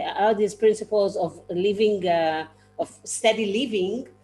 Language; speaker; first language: English; non-native, fluent; Hebrew